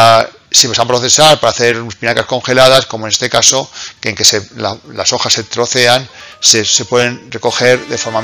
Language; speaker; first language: Spanish; native; Spanish